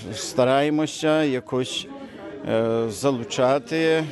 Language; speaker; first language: Ukrainian; native; Ukrainian